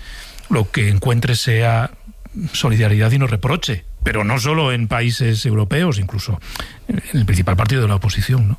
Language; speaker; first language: Spanish; native; Spanish